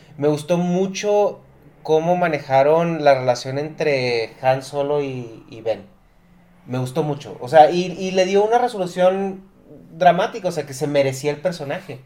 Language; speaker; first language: Spanish; native; Spanish